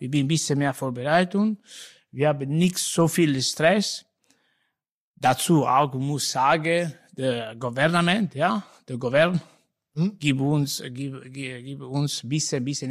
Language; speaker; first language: German; non-native, learner; Italian